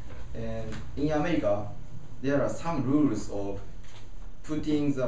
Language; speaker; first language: English; non-native, learner; Japanese